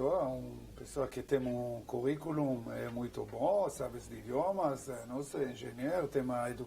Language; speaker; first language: Portuguese; non-native, learner; Hebrew